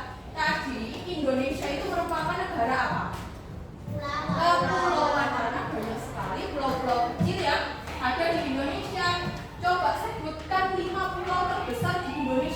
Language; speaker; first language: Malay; non-native, local second language; Javanese